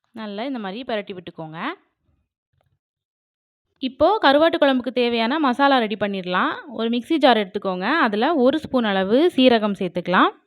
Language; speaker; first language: Tamil; native; Tamil